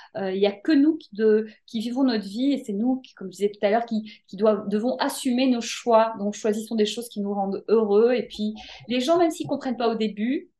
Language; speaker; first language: French; native; French